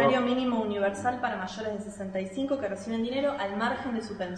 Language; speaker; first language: Spanish; native; Spanish